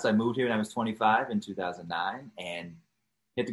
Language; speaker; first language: English; native; English